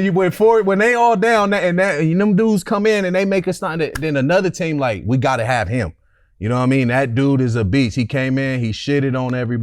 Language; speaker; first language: English; native; English